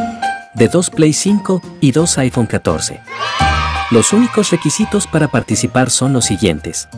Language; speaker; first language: Spanish; native; Spanish